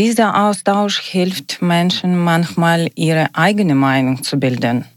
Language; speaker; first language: German; non-native, learner; Ukrainian